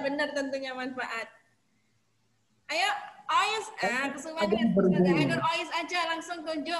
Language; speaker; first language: Indonesian; native; Indonesian